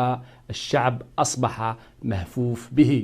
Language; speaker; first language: Arabic; native; Arabic